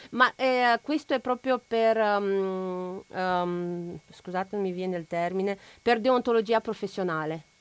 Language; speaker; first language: Italian; non-native, fluent; Romanian